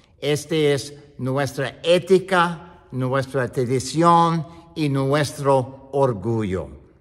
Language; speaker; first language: Spanish; non-native, learner; English